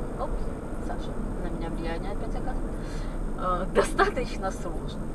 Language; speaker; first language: Russian; native; Russian